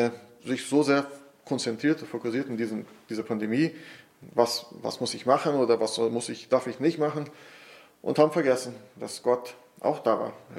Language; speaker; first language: German; non-native, fluent; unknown